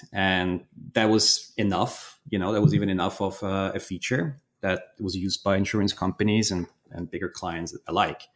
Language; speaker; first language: English; non-native, fluent; German